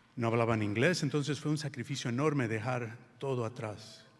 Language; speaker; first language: Spanish; early bilingual, heritage; Spanish